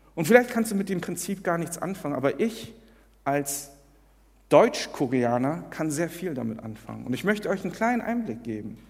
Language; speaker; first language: German; early bilingual, other home language; Korean